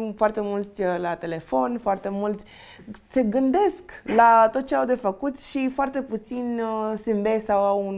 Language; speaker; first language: Romanian; non-native, fluent; Spanish